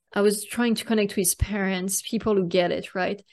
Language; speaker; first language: English; non-native, fluent; French